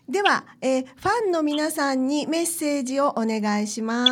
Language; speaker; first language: Japanese; native; Japanese